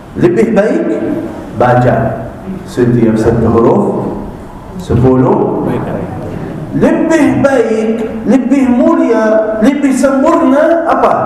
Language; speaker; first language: Malay; non-native, fluent; Arabic